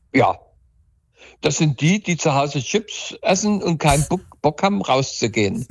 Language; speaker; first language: German; native; German